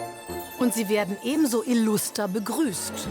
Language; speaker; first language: German; native; German